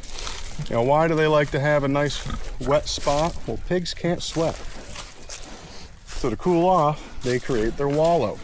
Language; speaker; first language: English; native; English